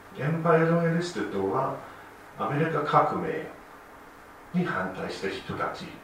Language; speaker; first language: Japanese; non-native, fluent; English